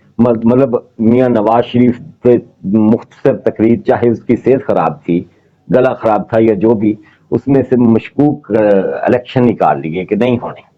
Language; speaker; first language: Urdu; non-native, local second language; Punjabi